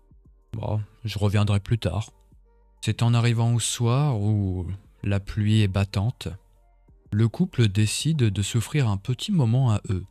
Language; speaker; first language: French; native; French